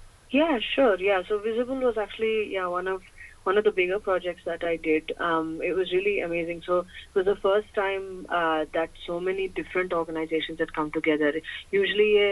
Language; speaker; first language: English; early bilingual, other home language; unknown